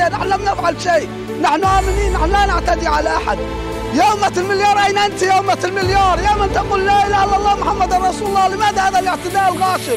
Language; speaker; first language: Arabic; native; Arabic